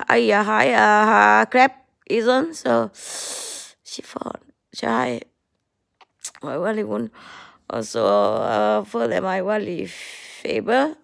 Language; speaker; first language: Norwegian; non-native, learner; Thai